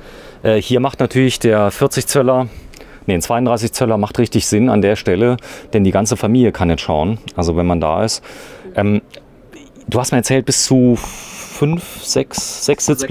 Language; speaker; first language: German; native; German